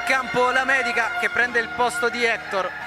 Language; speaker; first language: Italian; native; Italian